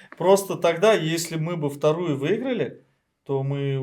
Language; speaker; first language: Russian; native; Russian